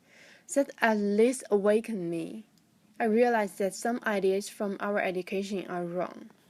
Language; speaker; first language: English; non-native, fluent; Chinese